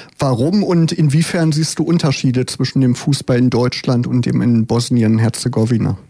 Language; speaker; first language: German; native; German